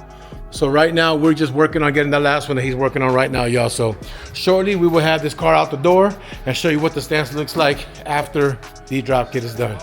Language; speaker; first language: English; native; English